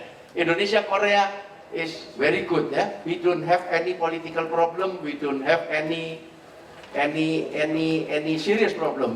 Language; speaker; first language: English; non-native, fluent; Indonesian